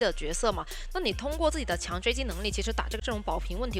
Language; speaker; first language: Chinese; native; Chinese